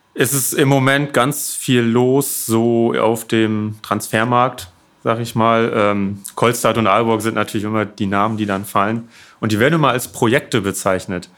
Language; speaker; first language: German; native; German